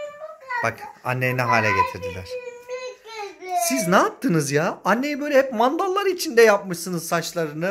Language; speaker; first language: Turkish; native; Turkish